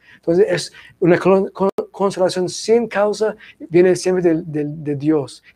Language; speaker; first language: Spanish; non-native, fluent; English